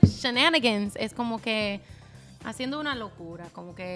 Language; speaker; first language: Spanish; non-native, fluent; English